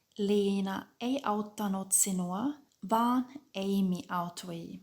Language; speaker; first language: Finnish; non-native, fluent; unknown